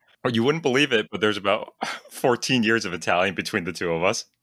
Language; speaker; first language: English; native; English